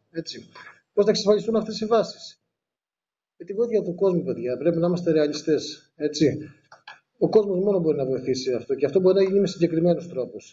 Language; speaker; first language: Greek; native; Greek